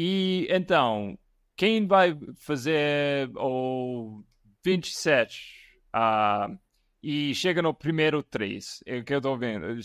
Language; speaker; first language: Portuguese; non-native, fluent; English